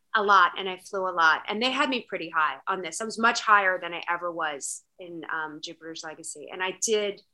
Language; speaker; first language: English; native; English